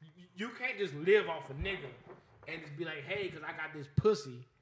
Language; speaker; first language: English; native; English